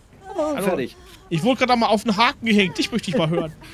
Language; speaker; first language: German; native; German